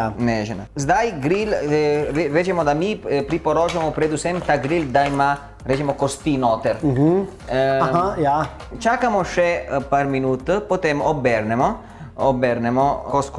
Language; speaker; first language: Slovenian; non-native, learner; Italian